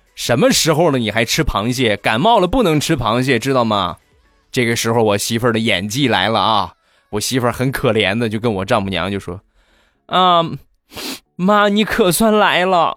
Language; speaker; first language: Chinese; native; Chinese